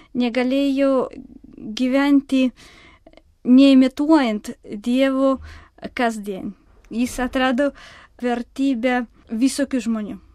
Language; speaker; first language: Lithuanian; non-native, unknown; Russian